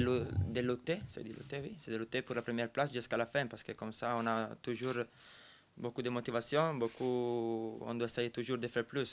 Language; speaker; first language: French; non-native, fluent; Italian